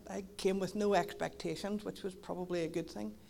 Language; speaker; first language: English; native; English